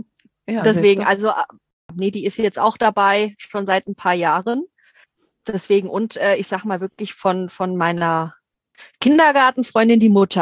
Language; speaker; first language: German; native; German